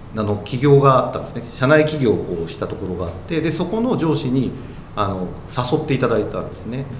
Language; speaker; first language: Japanese; native; Japanese